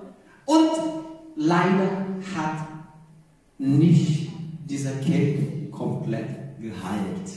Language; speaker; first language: German; non-native, learner; Portuguese